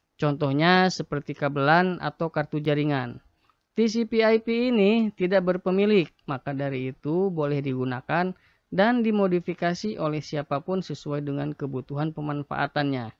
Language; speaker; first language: Indonesian; native; Indonesian